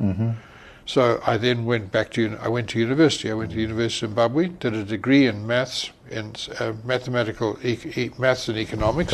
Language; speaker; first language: English; native; English